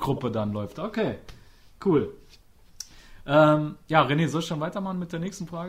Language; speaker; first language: German; native; German